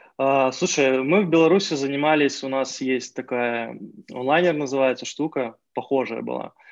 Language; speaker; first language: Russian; native; Russian